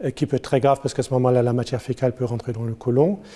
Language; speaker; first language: French; non-native, fluent; German